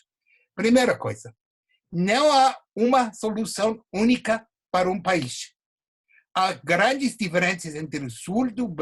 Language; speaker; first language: Portuguese; non-native, fluent; English